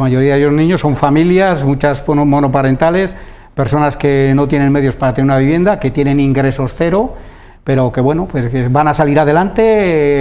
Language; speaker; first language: Spanish; native; Spanish